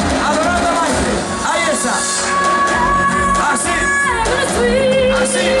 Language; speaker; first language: Spanish; native; Spanish